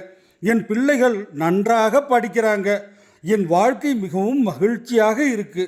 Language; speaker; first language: Tamil; native; Tamil